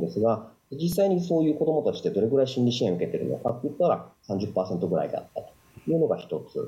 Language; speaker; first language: Japanese; native; Japanese